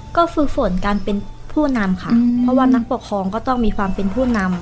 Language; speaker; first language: Thai; native; Thai